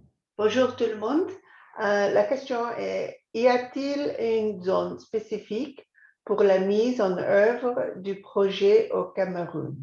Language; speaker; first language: French; non-native, fluent; English